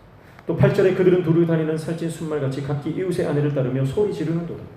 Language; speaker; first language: Korean; native; Korean